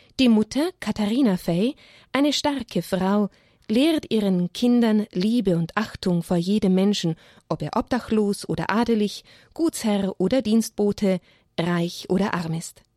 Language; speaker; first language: German; native; German